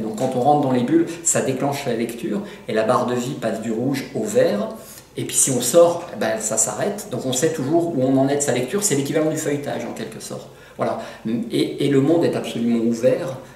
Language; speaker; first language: French; native; French